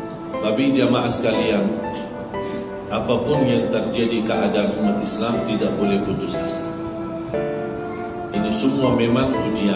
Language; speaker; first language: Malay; non-native, fluent; Arabic